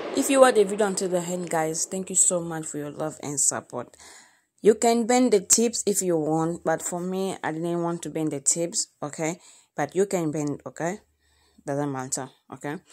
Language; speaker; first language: English; non-native, learner; Lingala